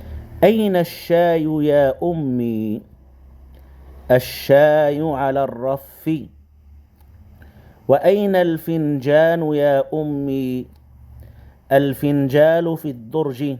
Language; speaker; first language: Arabic; non-native, fluent; Indonesian